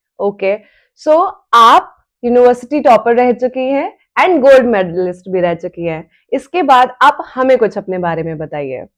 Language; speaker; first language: Hindi; native; Hindi